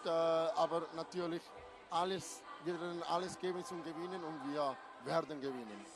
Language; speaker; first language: German; non-native, local second language; French